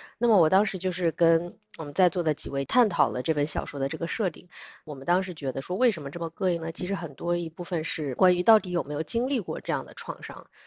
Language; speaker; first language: Chinese; native; Chinese